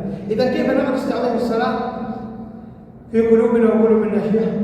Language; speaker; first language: Arabic; native; Arabic